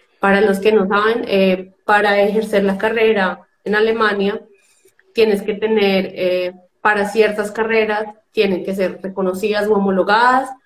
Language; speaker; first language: Spanish; native; Spanish